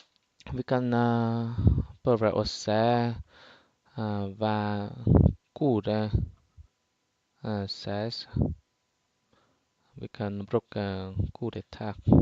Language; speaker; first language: Norwegian; non-native, fluent; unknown